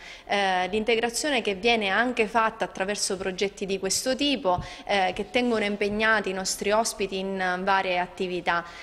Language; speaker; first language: Italian; native; Italian